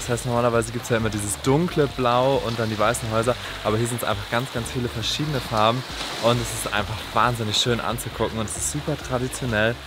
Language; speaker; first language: German; native; German